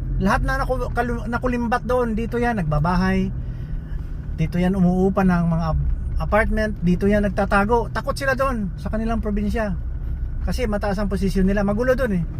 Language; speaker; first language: Filipino; non-native, local second language; Hiligaynon